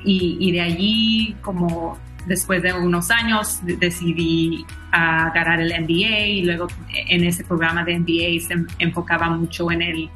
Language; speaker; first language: Spanish; early bilingual, heritage; Spanish